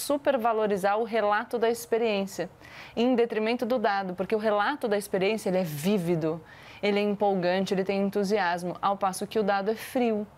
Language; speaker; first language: Portuguese; native; Portuguese